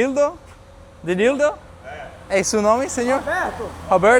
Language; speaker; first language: Portuguese; non-native, learner; English